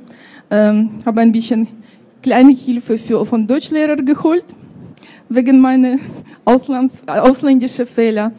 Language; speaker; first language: German; non-native, fluent; Russian